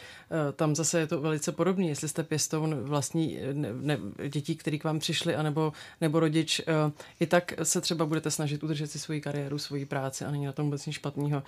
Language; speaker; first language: Czech; native; Czech